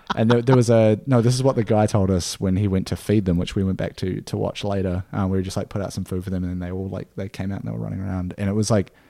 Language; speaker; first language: English; native; English